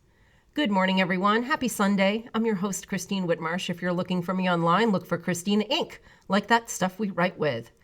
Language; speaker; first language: English; native; English